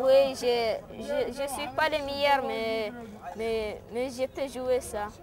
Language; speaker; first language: French; non-native, learner; Arabic